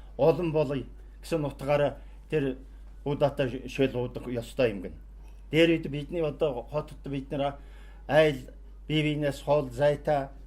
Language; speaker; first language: Mongolian; non-native, local second language; Kazakh